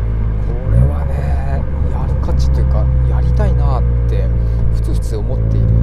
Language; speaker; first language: Japanese; native; Japanese